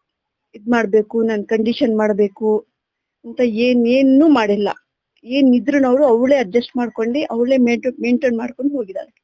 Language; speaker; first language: Kannada; non-native, local second language; Urdu